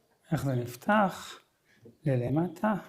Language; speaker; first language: Hebrew; native; Hebrew